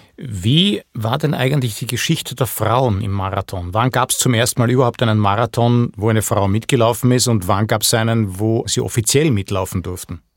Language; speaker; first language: German; native; German